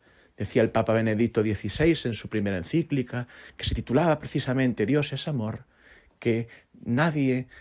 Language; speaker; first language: Spanish; native; Spanish